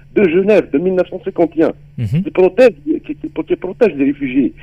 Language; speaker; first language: French; non-native, local second language; Arabic